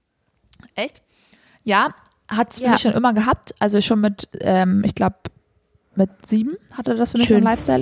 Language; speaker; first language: German; native; German